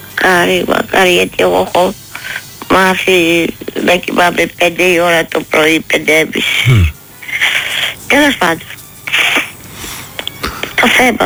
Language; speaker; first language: Greek; native; Greek